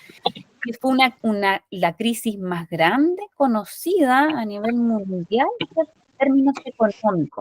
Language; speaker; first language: Spanish; native; Spanish